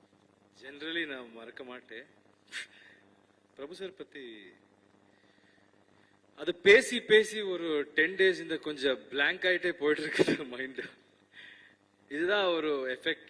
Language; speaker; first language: Tamil; non-native, learner; Kannada